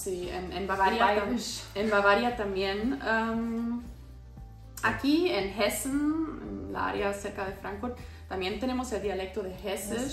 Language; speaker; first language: Spanish; non-native, fluent; German